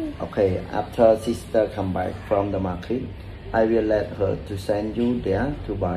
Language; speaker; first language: English; non-native, learner; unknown